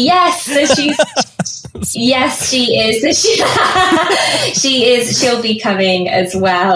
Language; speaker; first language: English; native; English